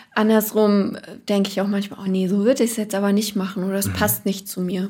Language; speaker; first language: German; native; German